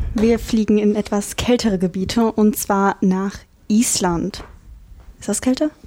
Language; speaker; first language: German; native; German